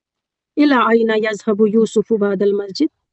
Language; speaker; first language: Arabic; non-native, learner; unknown